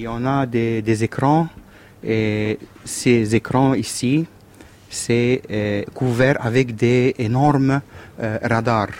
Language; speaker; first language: French; non-native, learner; Arabic